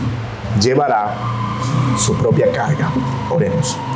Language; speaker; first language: Spanish; native; Spanish